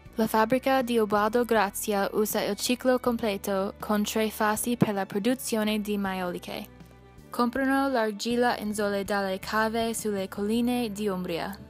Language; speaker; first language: Italian; non-native, learner; English